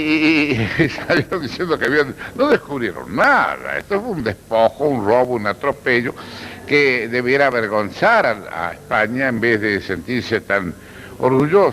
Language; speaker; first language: Spanish; native; Spanish